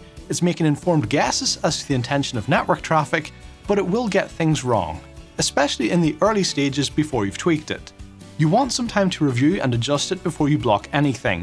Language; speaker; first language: English; native; English